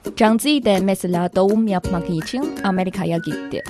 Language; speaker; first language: Turkish; non-native, fluent; Chinese